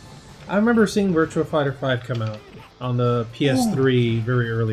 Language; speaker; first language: English; native; English